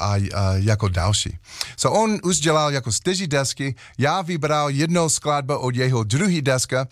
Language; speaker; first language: Czech; non-native, learner; English